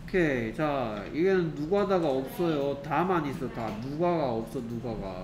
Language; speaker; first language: Korean; native; Korean